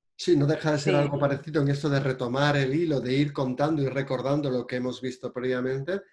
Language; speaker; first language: Spanish; native; Spanish